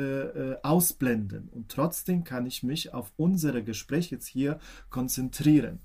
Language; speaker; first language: German; non-native, fluent; Polish